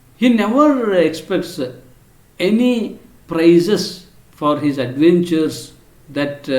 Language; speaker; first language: English; non-native, local second language; Kannada